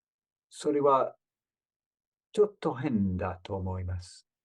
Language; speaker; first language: Japanese; non-native, learner; English